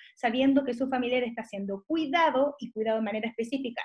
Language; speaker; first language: Spanish; native; Spanish